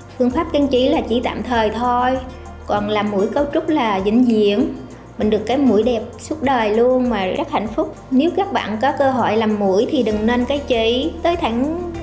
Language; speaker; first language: Vietnamese; native; Vietnamese